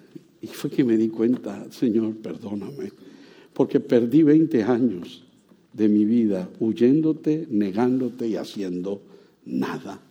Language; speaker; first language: Spanish; native; Spanish